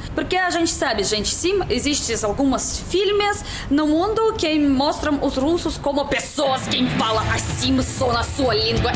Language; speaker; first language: Portuguese; non-native, learner; Russian